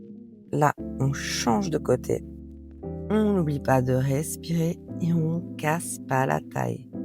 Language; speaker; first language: French; native; French